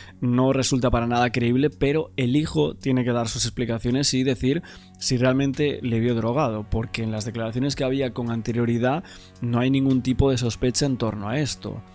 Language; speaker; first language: Spanish; native; Spanish